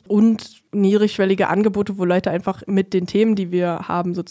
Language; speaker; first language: German; native; German